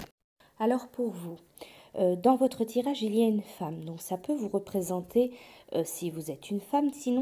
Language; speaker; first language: French; native; French